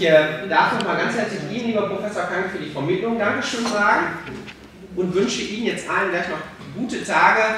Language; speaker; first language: German; native; German